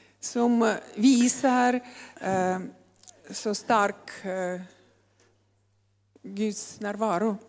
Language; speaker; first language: Swedish; non-native, learner; Russian